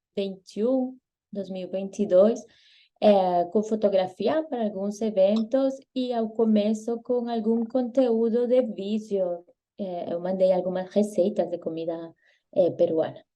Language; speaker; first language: Portuguese; non-native, fluent; Spanish